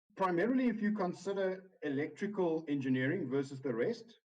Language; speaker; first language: English; non-native, local second language; Afrikaans